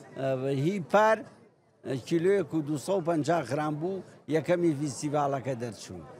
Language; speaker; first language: Central Kurdish; native; Central Kurdish